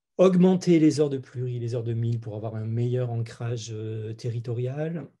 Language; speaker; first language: French; native; French